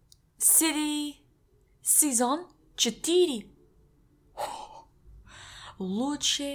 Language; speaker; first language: Russian; non-native, learner; English